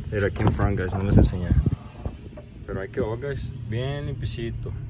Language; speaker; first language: Spanish; early bilingual, heritage; Spanish